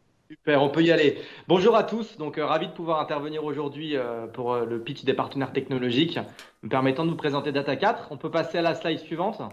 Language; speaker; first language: French; native; French